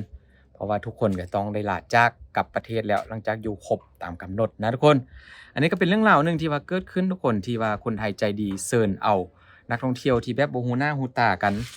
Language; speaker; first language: Thai; non-native, local second language; Northeastern Thai